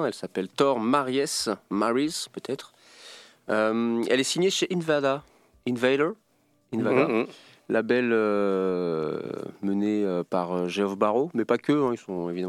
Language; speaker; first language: French; native; French